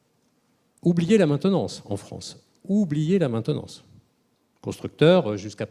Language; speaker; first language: French; native; French